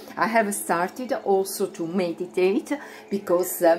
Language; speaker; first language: English; non-native, fluent; Italian